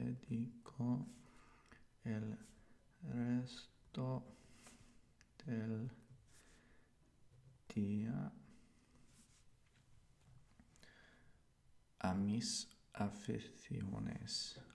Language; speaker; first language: Spanish; non-native, learner; English